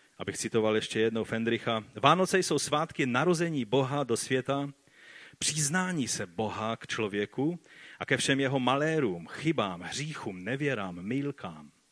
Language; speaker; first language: Czech; non-native, fluent; Polish